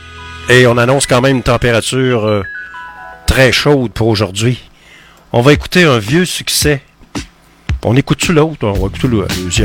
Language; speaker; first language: French; native; French